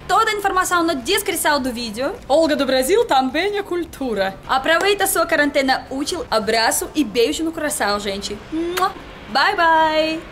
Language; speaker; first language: Portuguese; non-native, learner; Russian